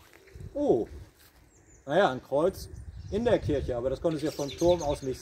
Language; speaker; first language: German; native; German